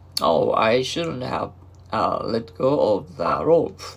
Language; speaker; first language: English; non-native, learner; Japanese